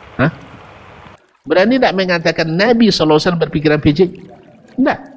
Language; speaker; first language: Malay; non-native, local second language; Minangkabau